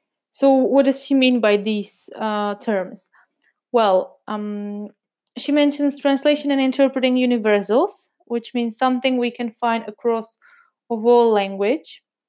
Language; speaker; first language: English; non-native, fluent; Czech